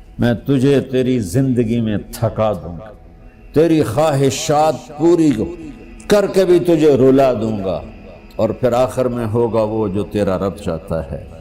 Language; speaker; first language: Urdu; non-native, local second language; Punjabi